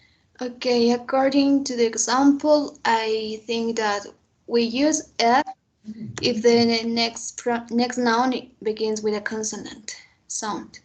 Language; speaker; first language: English; non-native, learner; Spanish